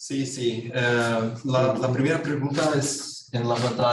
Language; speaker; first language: Spanish; non-native, fluent; Portuguese